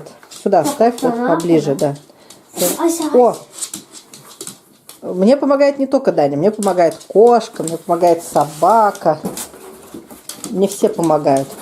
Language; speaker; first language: Russian; native; Russian